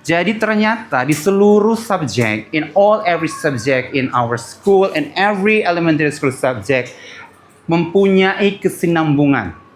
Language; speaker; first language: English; non-native, learner; Indonesian